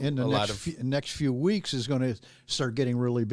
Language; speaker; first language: English; native; English